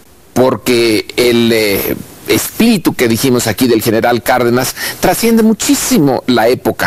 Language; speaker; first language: Spanish; native; Spanish